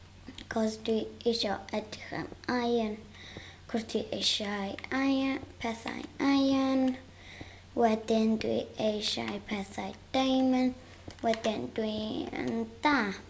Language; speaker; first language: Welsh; non-native, local second language; English